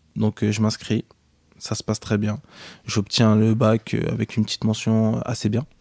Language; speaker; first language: French; native; French